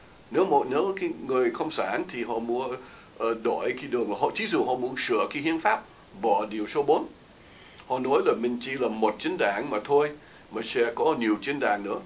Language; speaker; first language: Vietnamese; non-native, fluent; English